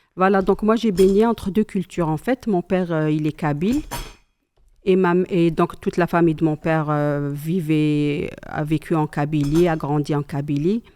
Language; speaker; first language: French; non-native, local second language; Kabyle